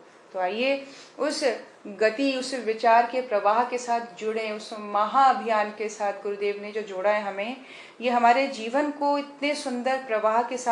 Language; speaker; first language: Hindi; native; Hindi